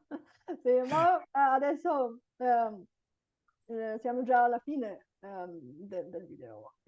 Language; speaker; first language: Italian; non-native, fluent; Bulgarian